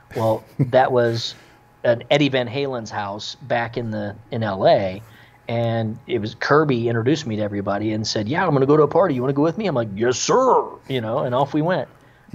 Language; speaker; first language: English; native; English